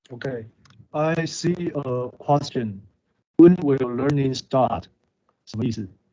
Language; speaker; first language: English; non-native, learner; Chinese